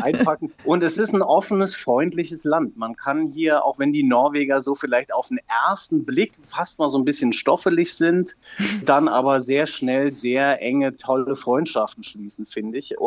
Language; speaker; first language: German; native; German